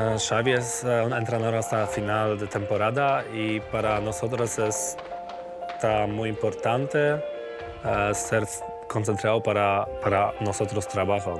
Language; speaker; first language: Spanish; non-native, learner; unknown